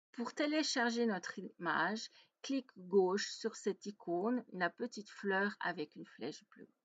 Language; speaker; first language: French; native; French